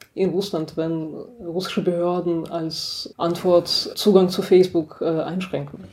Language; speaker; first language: German; non-native, fluent; Russian